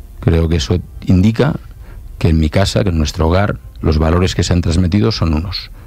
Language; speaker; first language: Spanish; non-native, local second language; Catalan